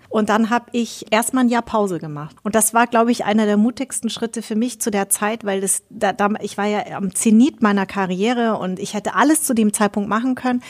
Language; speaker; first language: German; early bilingual, other home language; Vietnamese